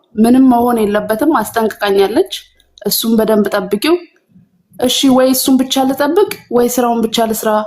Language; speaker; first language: Amharic; native; Amharic